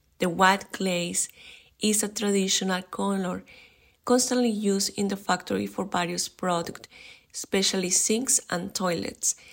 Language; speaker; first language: English; non-native, fluent; Spanish